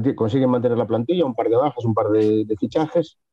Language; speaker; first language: Spanish; native; Spanish